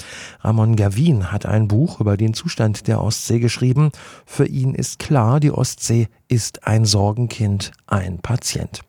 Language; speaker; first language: German; native; German